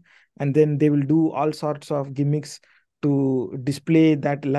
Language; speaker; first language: English; non-native, local second language; Tamil